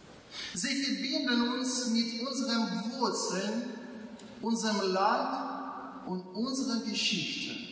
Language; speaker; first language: German; non-native, fluent; Ukrainian